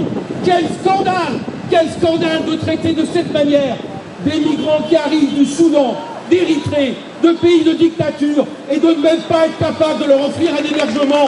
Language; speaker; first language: French; native; French